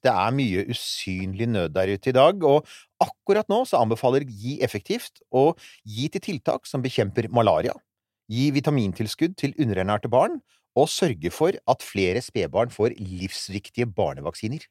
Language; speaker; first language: Norwegian; native; Norwegian